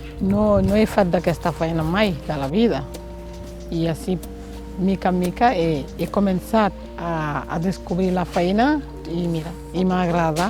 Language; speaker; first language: Catalan; non-native, local second language; Fula